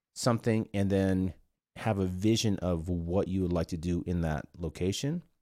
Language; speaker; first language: English; non-native, fluent; Korean